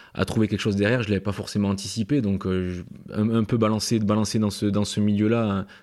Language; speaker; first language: French; native; French